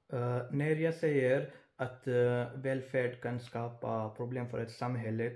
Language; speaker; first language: Norwegian; non-native, fluent; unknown